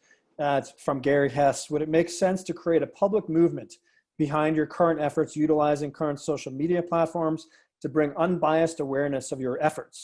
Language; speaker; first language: English; native; English